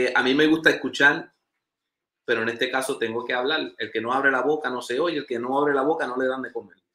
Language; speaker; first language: Spanish; early bilingual, heritage; Spanish